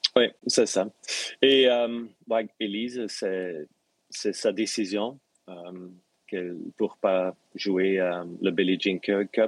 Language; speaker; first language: French; non-native, local second language; Dutch